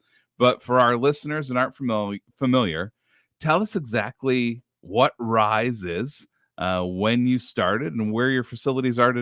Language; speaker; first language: English; native; English